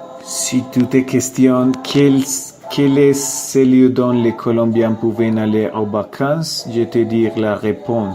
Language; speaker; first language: French; non-native, learner; Spanish